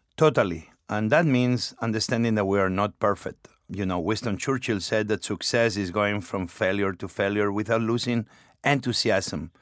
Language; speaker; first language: English; non-native, fluent; Spanish